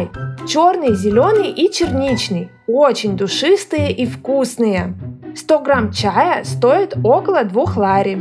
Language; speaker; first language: Russian; native; Russian